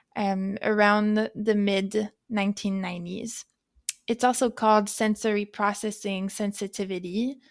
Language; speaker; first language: English; non-native, fluent; French